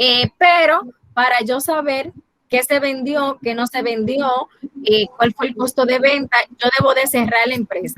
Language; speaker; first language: Spanish; native; Spanish